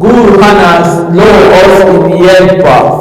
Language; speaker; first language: Danish; early bilingual, other home language; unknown